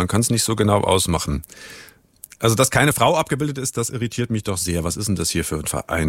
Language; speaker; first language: German; native; German